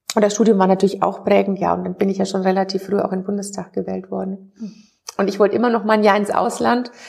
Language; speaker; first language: German; native; German